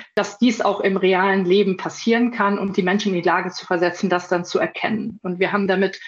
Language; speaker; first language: German; native; German